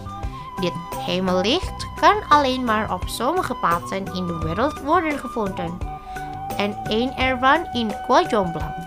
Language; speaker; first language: Dutch; non-native, fluent; Indonesian